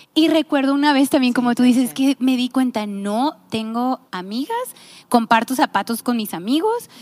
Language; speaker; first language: Spanish; native; Spanish